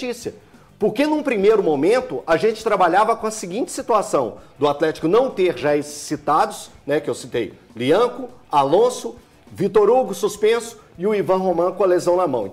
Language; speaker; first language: Portuguese; native; Portuguese